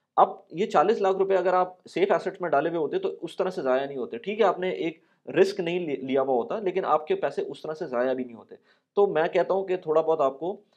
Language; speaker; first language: Urdu; native; Urdu